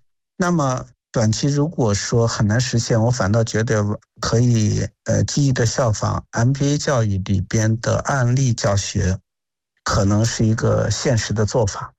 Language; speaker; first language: Chinese; native; Chinese